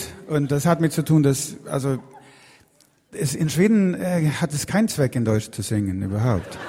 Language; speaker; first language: German; non-native, learner; Swedish